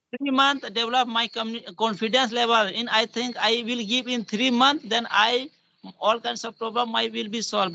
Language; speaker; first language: English; non-native, learner; Hindi